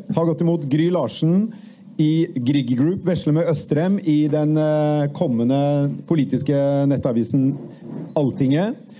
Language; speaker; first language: Norwegian; native; Norwegian